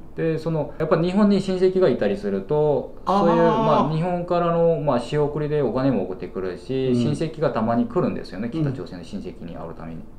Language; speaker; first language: Japanese; non-native, fluent; Korean